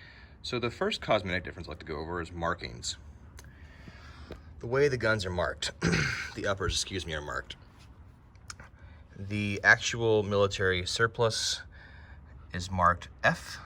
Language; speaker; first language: English; native; English